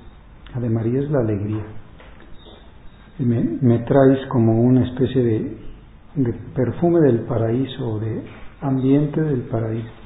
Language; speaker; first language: Spanish; native; Spanish